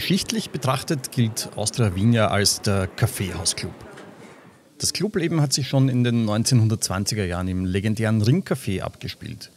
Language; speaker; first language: German; native; German